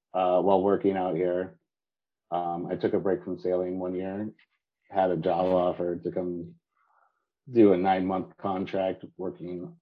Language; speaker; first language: English; native; English